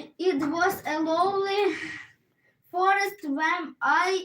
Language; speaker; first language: English; non-native, learner; Ukrainian